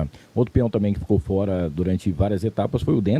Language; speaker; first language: Portuguese; native; Portuguese